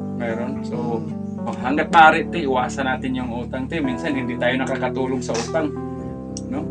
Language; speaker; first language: Filipino; non-native, local second language; Cebuano